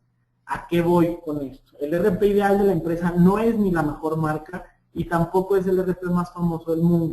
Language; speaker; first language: Spanish; native; Spanish